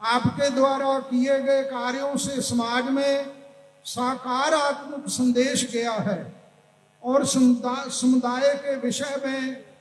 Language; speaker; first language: Hindi; non-native, local second language; Punjabi